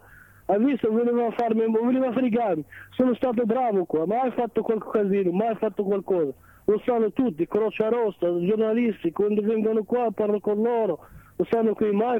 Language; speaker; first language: Italian; non-native, learner; Arabic